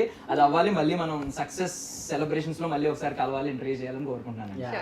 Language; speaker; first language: Telugu; native; Telugu